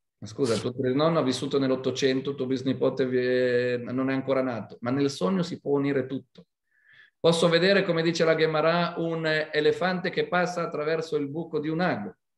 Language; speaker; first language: Italian; non-native, fluent; Hebrew